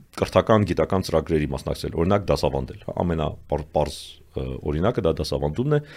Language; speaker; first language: Armenian; native; Armenian